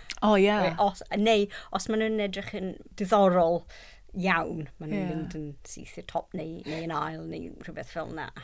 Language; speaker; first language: Welsh; non-native, local second language; English